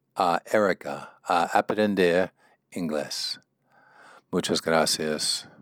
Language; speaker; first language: Spanish; non-native, learner; English